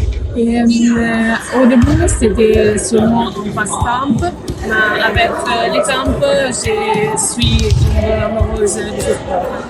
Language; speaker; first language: French; non-native, learner; Italian